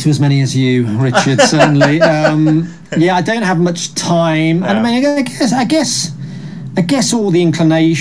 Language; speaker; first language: English; native; English